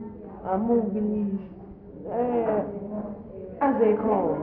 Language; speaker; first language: French; non-native, learner; English